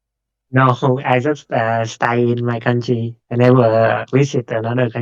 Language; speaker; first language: English; non-native, learner; Vietnamese